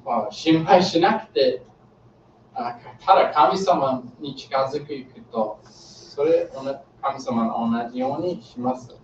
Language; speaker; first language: Japanese; non-native, learner; English